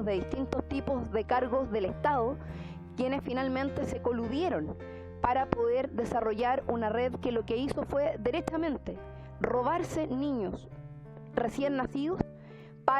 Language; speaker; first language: Spanish; native; Spanish